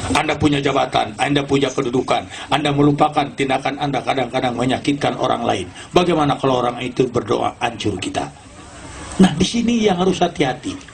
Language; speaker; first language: Indonesian; non-native, local second language; Sundanese